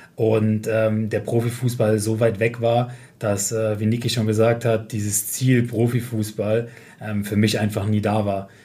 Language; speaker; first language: German; native; German